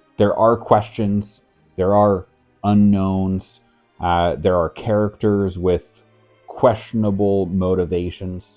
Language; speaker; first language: English; native; English